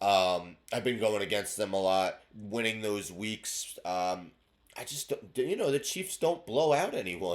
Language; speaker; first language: English; native; English